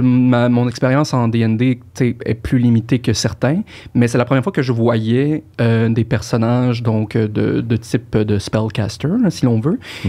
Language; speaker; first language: French; native; French